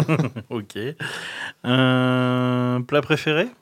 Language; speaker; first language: French; native; French